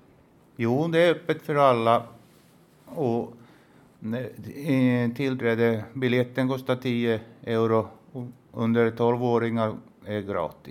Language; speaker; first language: Swedish; non-native, local second language; Finnish